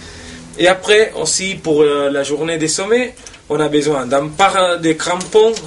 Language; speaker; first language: French; non-native, fluent; Spanish